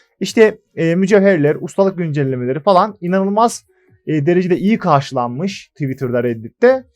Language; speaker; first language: Turkish; native; Turkish